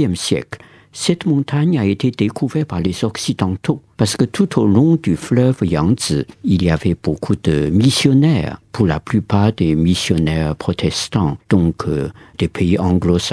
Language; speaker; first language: French; non-native, fluent; Chinese